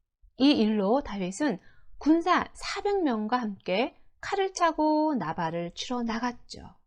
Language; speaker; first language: Korean; native; Korean